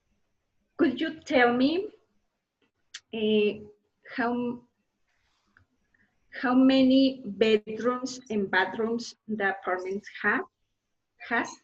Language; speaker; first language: English; non-native, learner; Spanish